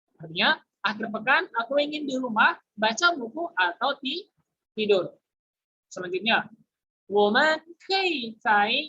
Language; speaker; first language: Indonesian; native; Indonesian